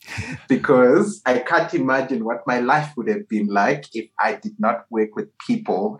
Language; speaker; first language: English; non-native, local second language; Shona